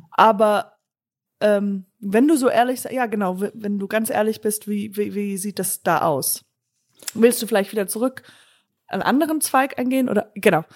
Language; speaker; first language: German; non-native, fluent; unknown